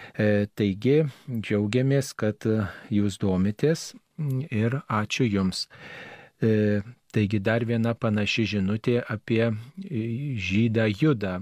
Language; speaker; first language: Lithuanian; native; Lithuanian